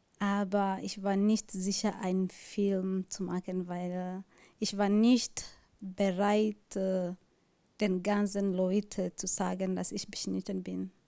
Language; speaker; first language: German; non-native, learner; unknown